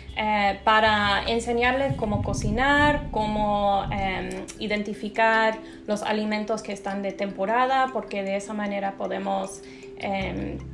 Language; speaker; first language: Spanish; non-native, fluent; English